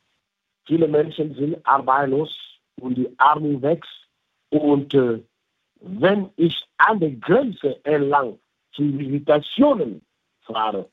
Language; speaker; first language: German; non-native, fluent; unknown